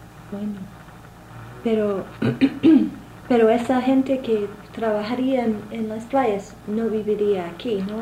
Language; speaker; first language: Spanish; non-native, fluent; English